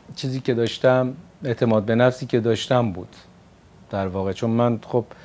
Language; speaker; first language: Persian; non-native, local second language; Kurdish